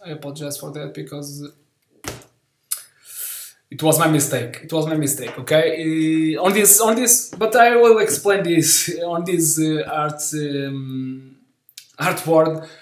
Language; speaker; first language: English; non-native, learner; Portuguese